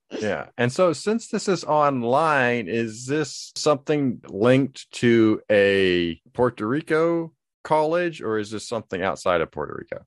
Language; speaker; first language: English; native; English